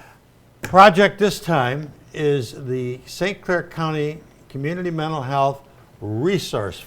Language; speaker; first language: English; native; English